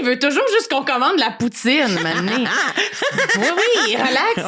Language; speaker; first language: French; native; French